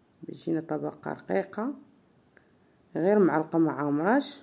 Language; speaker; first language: Arabic; native; Arabic